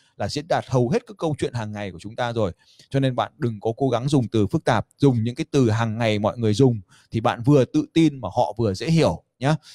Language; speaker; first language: Vietnamese; native; Vietnamese